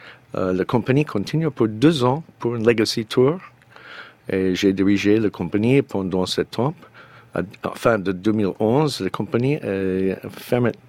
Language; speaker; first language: French; non-native, learner; English